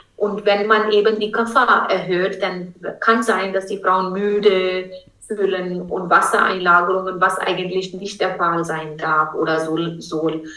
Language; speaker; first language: German; non-native, fluent; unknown